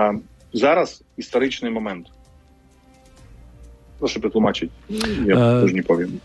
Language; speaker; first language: Ukrainian; native; Ukrainian